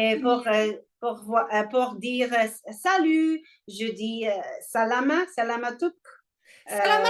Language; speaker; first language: French; non-native, learner; English